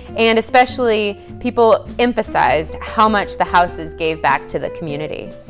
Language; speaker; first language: English; native; English